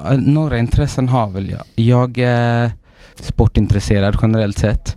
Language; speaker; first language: Swedish; native; Swedish